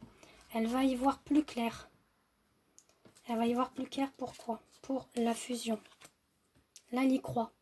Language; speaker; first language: French; native; French